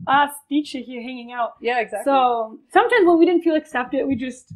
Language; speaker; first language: English; non-native, fluent; Spanish